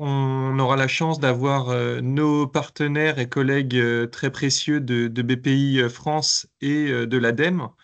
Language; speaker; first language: French; native; French